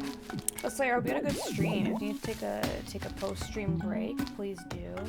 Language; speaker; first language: English; native; English